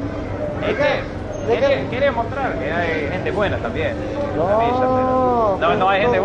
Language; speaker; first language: Spanish; non-native, fluent; English